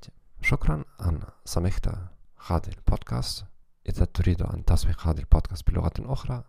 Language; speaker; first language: Arabic; non-native, learner; German